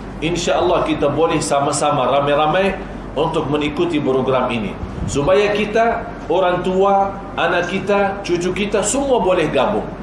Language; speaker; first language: Malay; non-native, fluent; Arabic